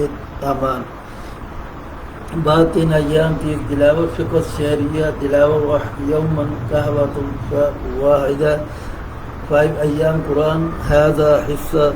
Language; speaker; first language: Arabic; non-native, learner; Urdu